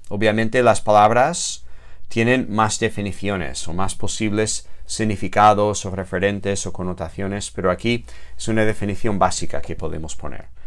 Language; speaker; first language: Spanish; non-native, fluent; English